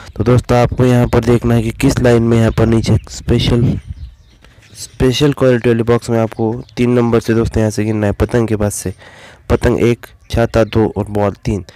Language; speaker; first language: Hindi; non-native, local second language; Marathi